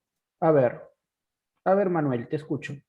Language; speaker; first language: Spanish; native; Spanish